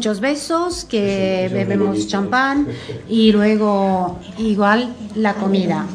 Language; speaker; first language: Spanish; non-native, fluent; Romanian